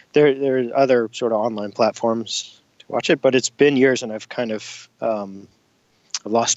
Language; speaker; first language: English; native; English